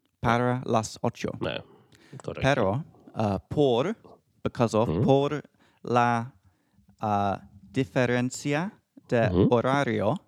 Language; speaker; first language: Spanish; non-native, learner; English